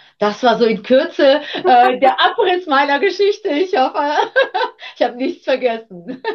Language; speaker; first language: German; early bilingual, other home language; Armenian